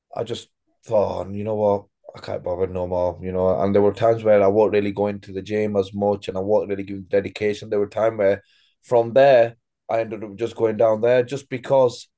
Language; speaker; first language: English; native; English